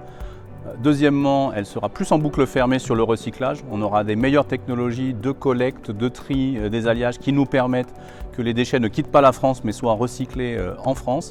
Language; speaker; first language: French; native; French